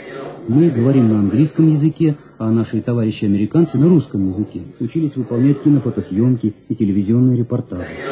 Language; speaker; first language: Russian; native; Russian